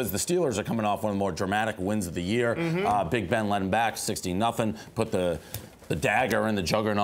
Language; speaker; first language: English; native; English